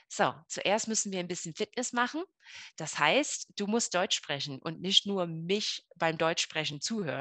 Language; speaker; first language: German; non-native, fluent; English